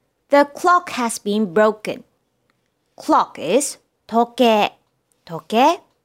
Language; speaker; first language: English; non-native, fluent; Japanese